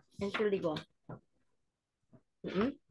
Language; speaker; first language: German; non-native, learner; Indonesian